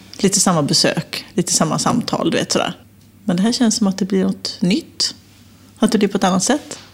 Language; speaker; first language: Swedish; native; Swedish